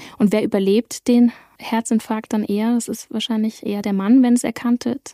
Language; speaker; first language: German; native; German